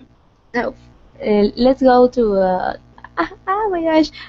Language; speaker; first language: English; non-native, learner; Spanish